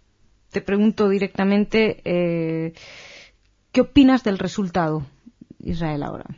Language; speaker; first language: Spanish; native; Spanish